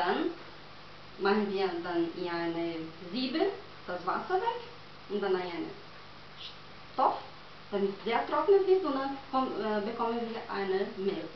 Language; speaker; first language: German; non-native, learner; Portuguese